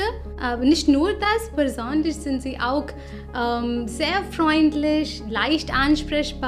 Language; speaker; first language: German; non-native, fluent; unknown